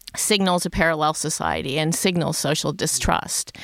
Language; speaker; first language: English; native; English